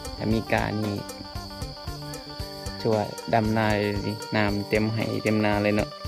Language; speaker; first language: Thai; non-native, local second language; Northeastern Thai